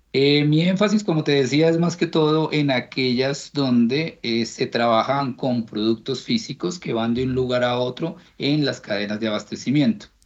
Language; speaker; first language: Spanish; native; Spanish